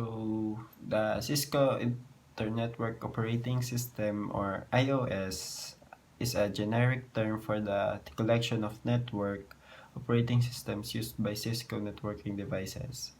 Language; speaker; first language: English; non-native, local second language; Filipino